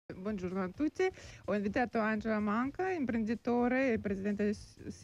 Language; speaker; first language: Italian; non-native, learner; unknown